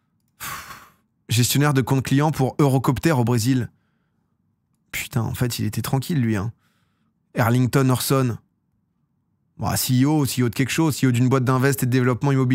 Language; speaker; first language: French; native; French